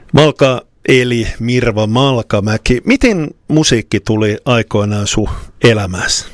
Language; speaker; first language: Finnish; native; Finnish